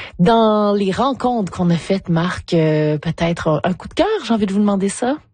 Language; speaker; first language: French; native; French